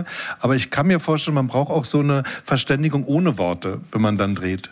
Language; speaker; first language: German; native; German